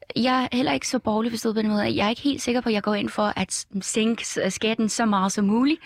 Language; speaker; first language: Danish; non-native, fluent; Vietnamese